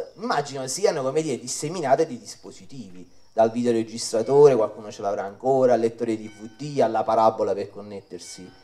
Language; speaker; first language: Italian; native; Italian